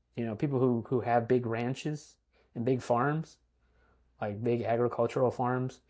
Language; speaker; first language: English; native; English